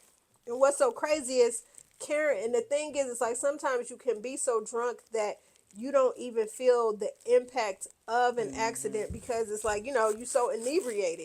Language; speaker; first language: English; native; English